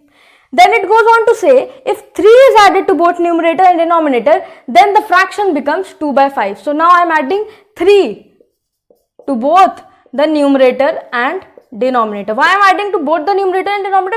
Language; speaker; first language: English; non-native, local second language; Hindi